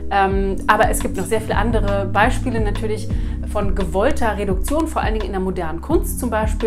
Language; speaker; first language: German; native; German